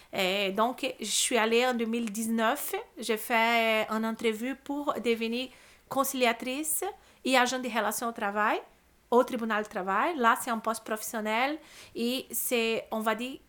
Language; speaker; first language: French; non-native, fluent; Portuguese